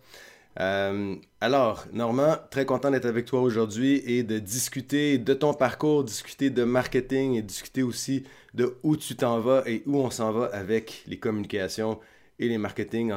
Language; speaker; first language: French; native; French